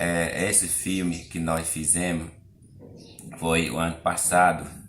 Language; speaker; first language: Portuguese; non-native, local second language; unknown